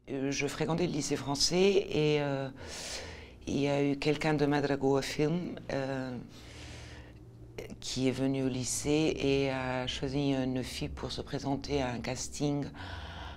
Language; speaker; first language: French; non-native, fluent; Portuguese